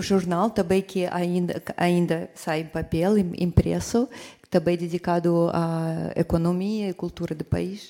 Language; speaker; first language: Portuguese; non-native, fluent; Russian